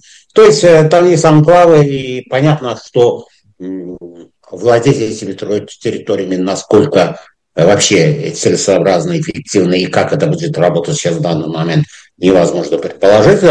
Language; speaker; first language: Russian; non-native, fluent; Azerbaijani